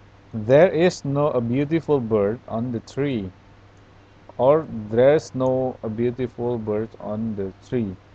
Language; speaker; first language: English; non-native, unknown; Indonesian